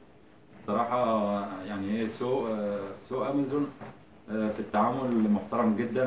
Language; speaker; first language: Arabic; native; Arabic